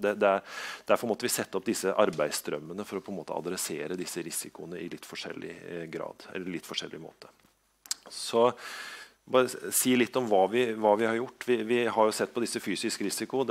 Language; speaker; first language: Norwegian; native; Norwegian